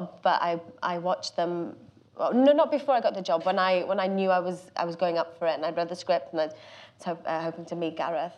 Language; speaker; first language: English; native; English